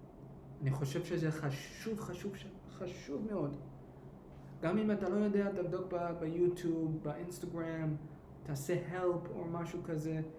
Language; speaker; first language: Hebrew; early bilingual, heritage; English